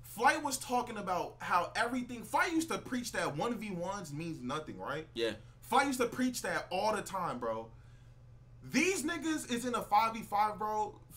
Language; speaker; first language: English; native; English